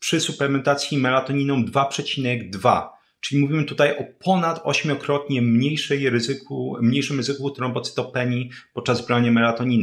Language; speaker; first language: Polish; native; Polish